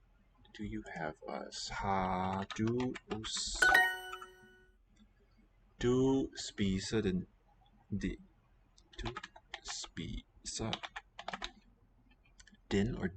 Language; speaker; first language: Danish; non-native, learner; English